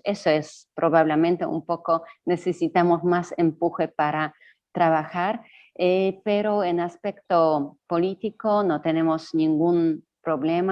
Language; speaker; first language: Spanish; non-native, fluent; Polish